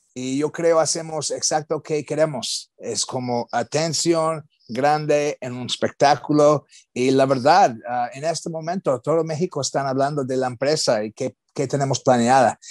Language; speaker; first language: Spanish; non-native, learner; English